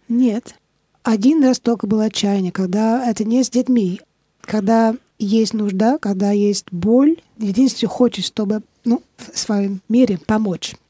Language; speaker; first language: Russian; non-native, fluent; Dutch